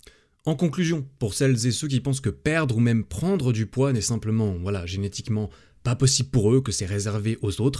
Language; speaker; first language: French; native; French